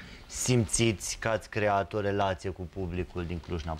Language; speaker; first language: Romanian; native; Romanian